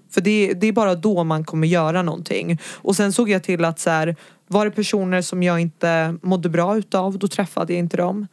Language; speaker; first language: Swedish; early bilingual, other home language; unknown